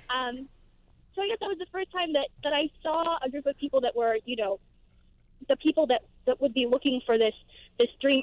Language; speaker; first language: English; native; English